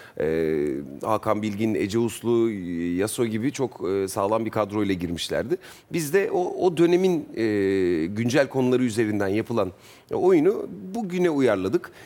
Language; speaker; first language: Turkish; native; Turkish